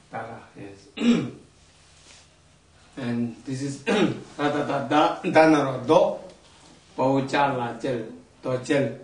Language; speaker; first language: English; non-native, learner; Tibetan